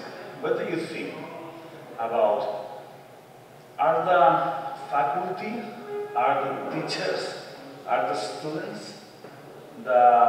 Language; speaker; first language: English; non-native, fluent; Spanish